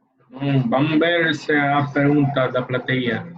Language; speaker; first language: Portuguese; non-native, learner; Spanish